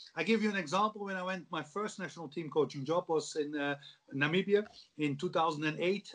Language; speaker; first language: English; non-native, fluent; Dutch